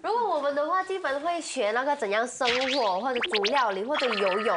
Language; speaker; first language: Chinese; non-native, fluent; Indonesian